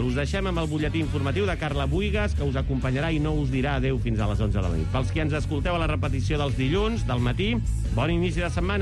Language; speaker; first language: Catalan; native; Catalan